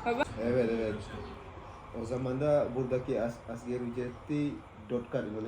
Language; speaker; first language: Turkish; non-native, learner; Indonesian